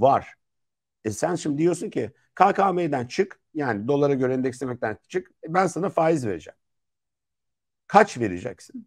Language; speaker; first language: Turkish; native; Turkish